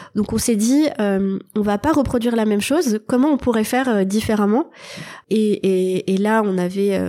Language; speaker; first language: French; native; French